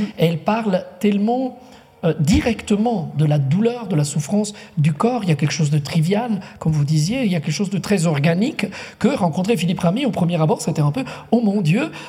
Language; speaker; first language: French; non-native, local second language; Italian